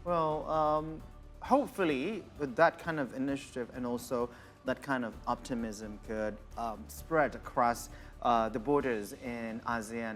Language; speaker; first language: English; non-native, fluent; Indonesian